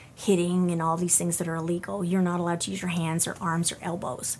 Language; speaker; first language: English; native; English